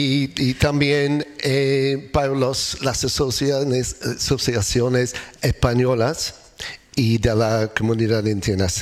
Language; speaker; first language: Spanish; non-native, learner; English